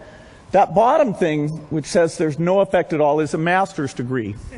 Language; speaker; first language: English; native; English